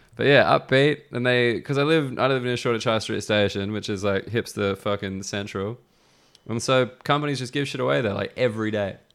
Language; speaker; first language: English; native; English